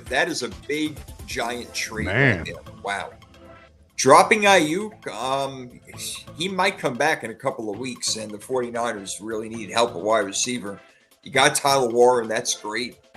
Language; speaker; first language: English; native; English